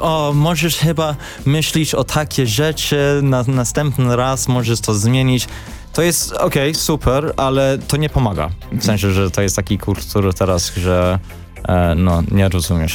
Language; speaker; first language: Polish; non-native, learner; English